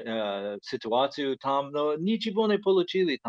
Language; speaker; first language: Russian; non-native, fluent; English